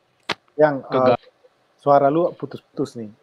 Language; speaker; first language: Indonesian; native; Indonesian